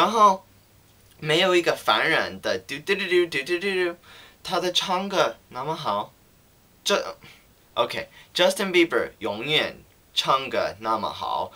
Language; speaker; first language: Chinese; non-native, learner; English